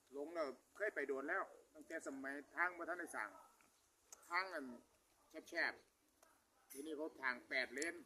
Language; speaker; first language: Thai; non-native, local second language; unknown